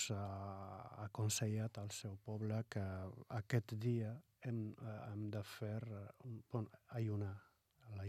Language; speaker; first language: Catalan; non-native, fluent; Arabic